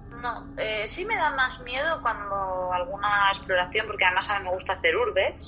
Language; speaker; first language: Spanish; native; Spanish